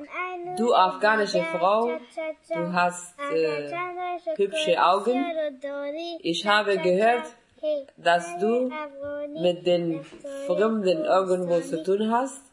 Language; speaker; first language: German; non-native, fluent; Persian